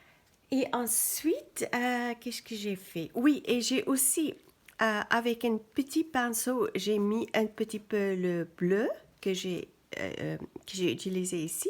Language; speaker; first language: French; non-native, fluent; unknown